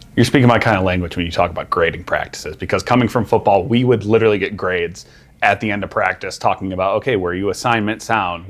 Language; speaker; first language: English; native; English